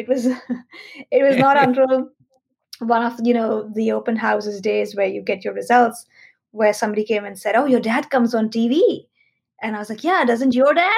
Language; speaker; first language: English; non-native, local second language; Hindi